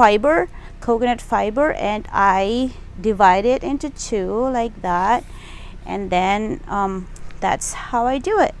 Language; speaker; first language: English; non-native, local second language; Filipino